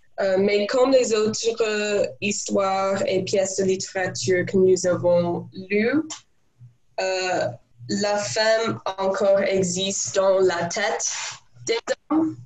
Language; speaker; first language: French; non-native, learner; English